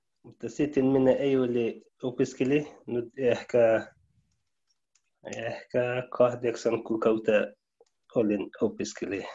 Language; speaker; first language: Finnish; non-native, learner; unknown